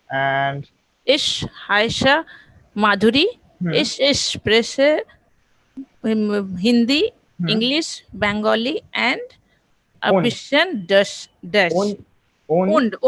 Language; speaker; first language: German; non-native, learner; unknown